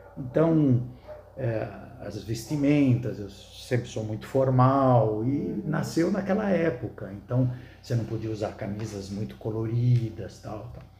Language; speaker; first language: Portuguese; early bilingual, other home language; Arabic